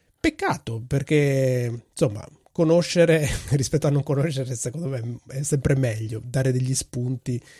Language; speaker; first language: Italian; native; Italian